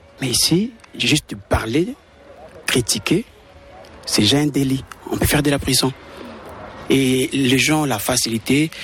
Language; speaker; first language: French; non-native, local second language; Lingala